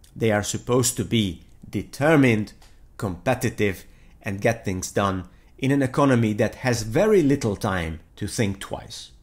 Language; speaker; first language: English; non-native, fluent; Hungarian